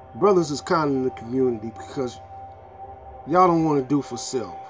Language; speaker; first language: English; native; English